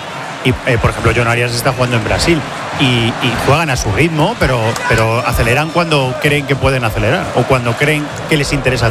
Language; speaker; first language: Spanish; native; Spanish